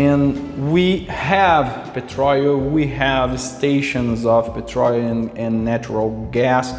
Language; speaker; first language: English; non-native, local second language; Portuguese